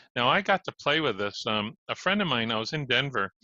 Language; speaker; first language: English; native; English